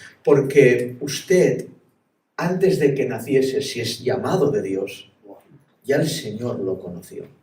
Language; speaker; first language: Spanish; native; Spanish